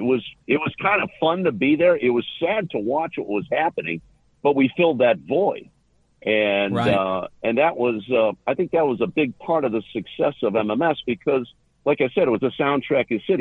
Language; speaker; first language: English; native; English